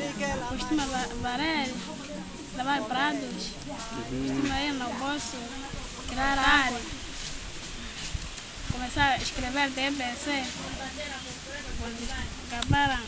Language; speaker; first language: Portuguese; non-native, local second language; Makhuwa